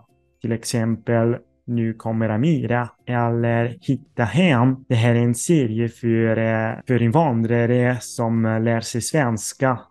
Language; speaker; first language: Swedish; non-native, learner; Italian